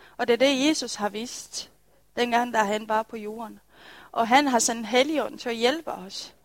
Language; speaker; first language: Danish; non-native, fluent; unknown